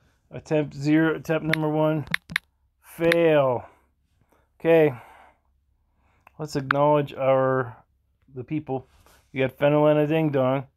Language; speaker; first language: English; native; English